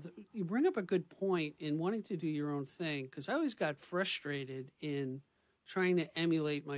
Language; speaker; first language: English; native; English